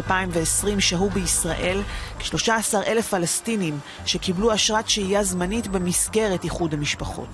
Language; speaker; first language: Hebrew; native; Hebrew